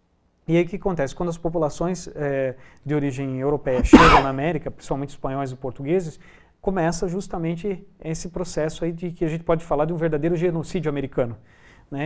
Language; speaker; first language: Portuguese; native; Portuguese